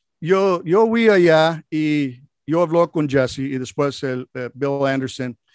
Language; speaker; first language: Spanish; non-native, learner; English